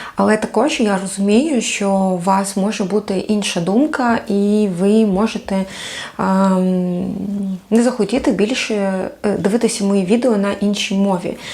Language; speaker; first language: Ukrainian; non-native, local second language; Russian